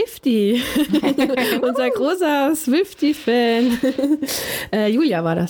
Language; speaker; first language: German; native; German